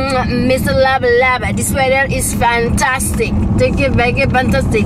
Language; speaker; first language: English; non-native, fluent; Indonesian